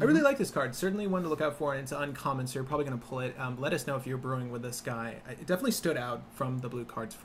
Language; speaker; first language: English; native; English